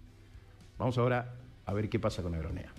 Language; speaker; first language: Spanish; native; Spanish